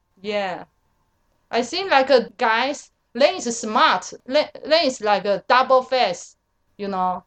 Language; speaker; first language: English; non-native, learner; Chinese